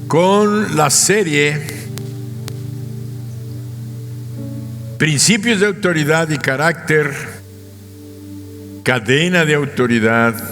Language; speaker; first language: Spanish; native; Spanish